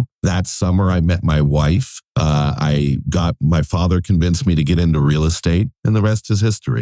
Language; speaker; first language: English; native; English